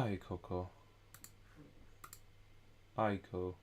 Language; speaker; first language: Finnish; non-native, learner; English